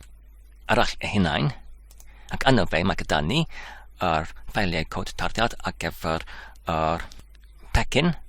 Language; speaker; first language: Welsh; non-native, learner; English